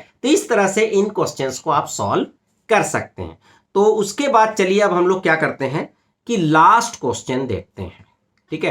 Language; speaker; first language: Hindi; native; Hindi